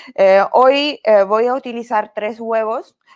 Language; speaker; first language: Spanish; non-native, learner; Italian